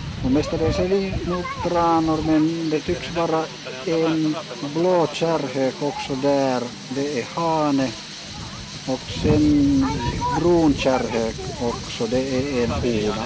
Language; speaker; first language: Swedish; non-native, local second language; Finnish